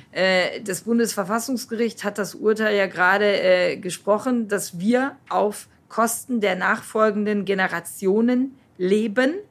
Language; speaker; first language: German; native; German